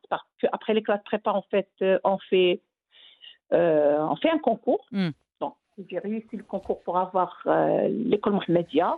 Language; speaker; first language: French; non-native, local second language; Arabic